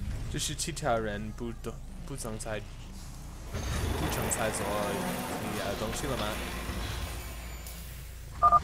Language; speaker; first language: Chinese; non-native, learner; English